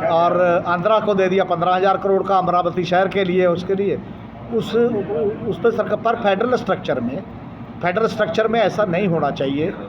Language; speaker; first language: Hindi; non-native, local second language; Punjabi